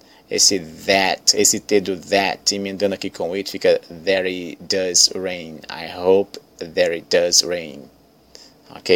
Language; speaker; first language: English; non-native, fluent; Portuguese